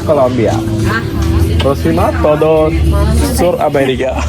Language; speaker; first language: Spanish; non-native, learner; Malayalam